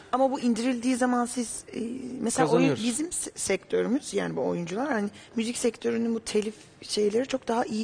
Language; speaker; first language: Turkish; native; Turkish